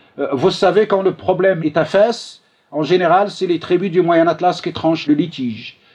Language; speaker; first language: French; non-native, local second language; Arabic